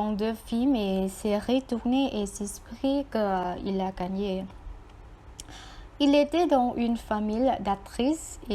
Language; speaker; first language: French; non-native, learner; Thai